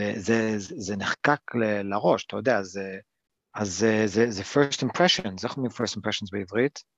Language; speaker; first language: Hebrew; early bilingual, other home language; English